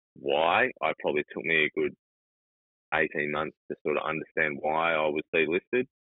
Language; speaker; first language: English; native; English